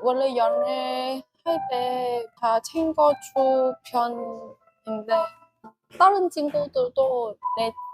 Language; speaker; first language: Korean; non-native, learner; Vietnamese